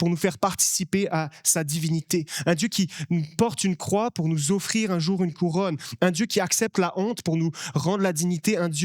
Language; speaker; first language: French; native; French